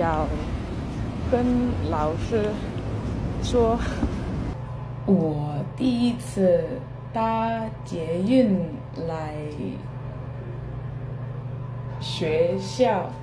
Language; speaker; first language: Chinese; non-native, learner; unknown